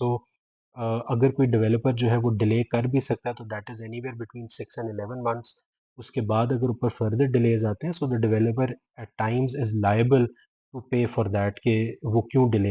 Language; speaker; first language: Hindi; non-native, local second language; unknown